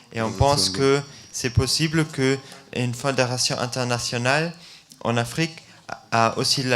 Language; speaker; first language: French; non-native, fluent; German